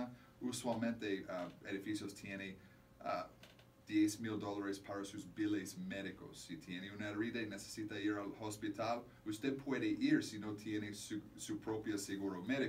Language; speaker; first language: Spanish; non-native, fluent; English